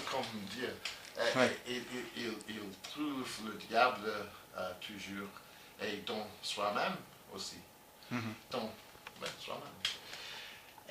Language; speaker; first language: French; non-native, learner; English